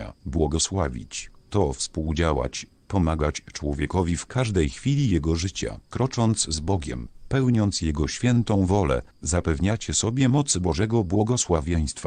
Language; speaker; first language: Polish; native; Polish